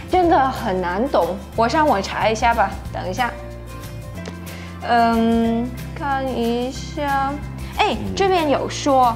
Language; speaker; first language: Chinese; non-native, fluent; Thai